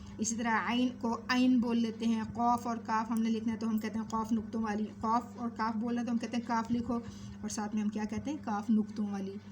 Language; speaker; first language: Urdu; native; Urdu